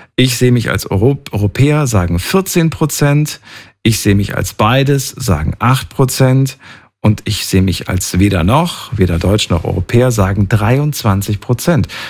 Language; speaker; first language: German; native; German